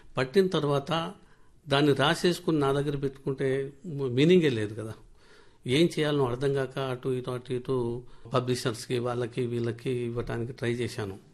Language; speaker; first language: Telugu; non-native, local second language; Lambadi